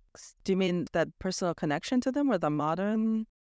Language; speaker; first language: English; native; English